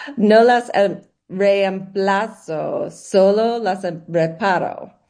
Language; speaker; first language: Spanish; non-native, learner; English